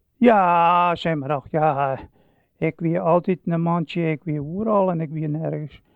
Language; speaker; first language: Dutch; non-native, local second language; Western Frisian